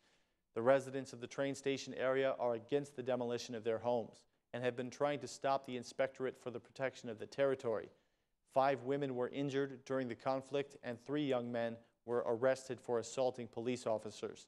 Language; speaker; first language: English; non-native, fluent; Albanian